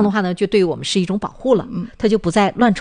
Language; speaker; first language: Chinese; native; Chinese